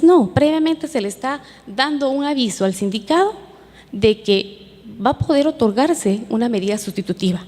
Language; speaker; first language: Spanish; native; Spanish